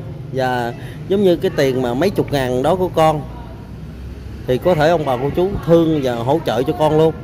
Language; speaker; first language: Vietnamese; native; Vietnamese